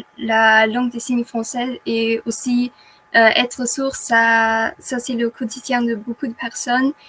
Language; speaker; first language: French; non-native, learner; German